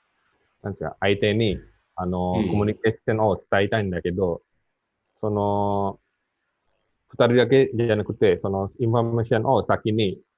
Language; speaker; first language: Japanese; non-native, fluent; Indonesian